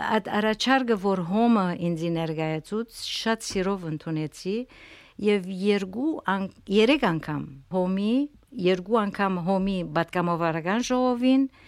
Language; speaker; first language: Armenian; early bilingual, heritage; Armenian